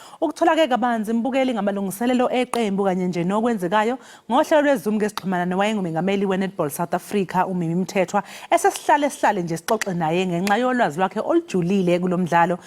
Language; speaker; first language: Zulu; native; Zulu